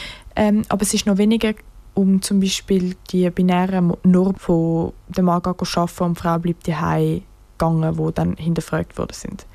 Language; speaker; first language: German; native; German